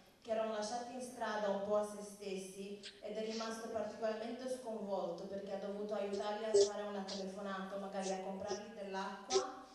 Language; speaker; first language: Italian; non-native, local second language; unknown